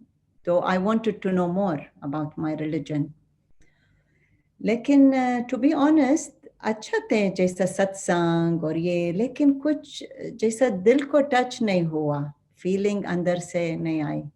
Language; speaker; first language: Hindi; non-native, fluent; Arabic